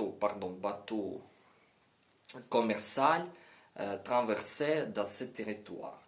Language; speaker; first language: French; non-native, learner; Ukrainian